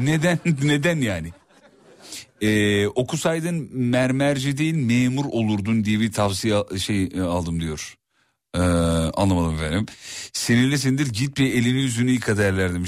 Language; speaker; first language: Turkish; native; Turkish